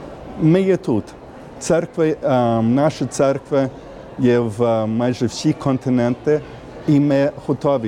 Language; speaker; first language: Ukrainian; early bilingual, heritage; Ukrainian